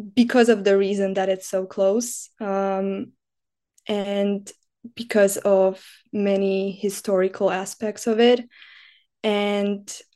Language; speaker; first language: English; non-native, fluent; Slovak